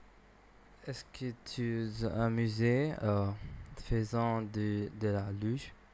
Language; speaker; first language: French; non-native, learner; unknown